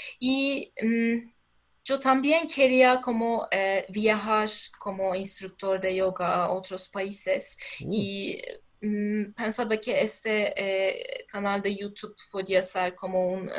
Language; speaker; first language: Spanish; non-native, learner; Turkish